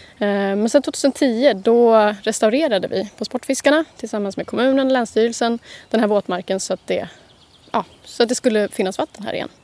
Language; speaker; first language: Swedish; native; Swedish